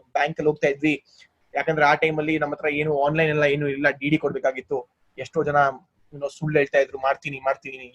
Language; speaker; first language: Kannada; non-native, local second language; Hindi